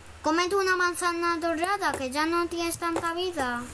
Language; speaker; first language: Spanish; native; Spanish